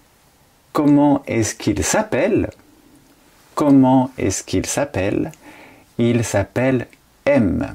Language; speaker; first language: French; non-native, fluent; Japanese